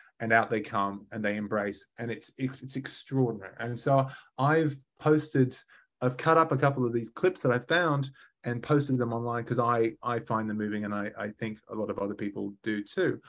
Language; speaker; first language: English; native; English